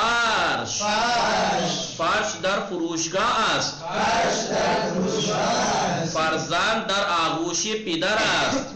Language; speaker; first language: Persian; non-native, fluent; Urdu